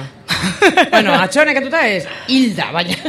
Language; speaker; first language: Basque; non-native, local second language; Spanish